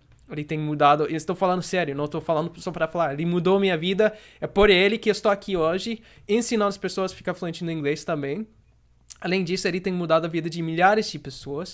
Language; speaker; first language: Portuguese; non-native, fluent; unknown